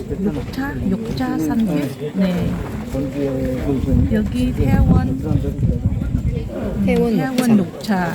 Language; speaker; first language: Korean; non-native, fluent; Vietnamese